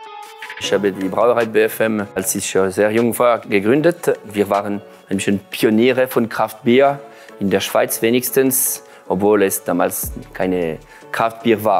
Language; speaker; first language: German; non-native, local second language; French